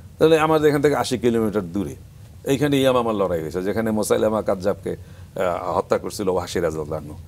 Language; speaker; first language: Bangla; native; Bangla